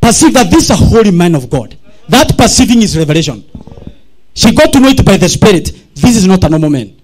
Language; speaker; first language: English; non-native, local second language; Swahili